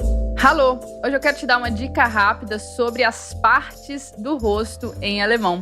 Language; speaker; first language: Portuguese; native; Portuguese